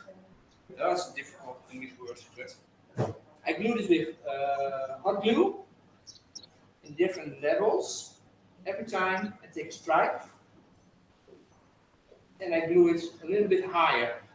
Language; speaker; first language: English; non-native, fluent; Dutch